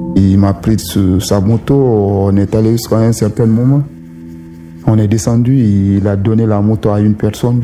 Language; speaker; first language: French; non-native, local second language; Susu